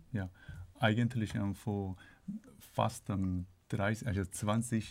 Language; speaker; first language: German; non-native, learner; Korean